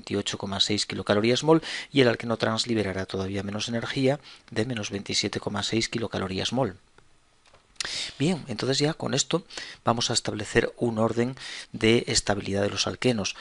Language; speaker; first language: Spanish; native; Spanish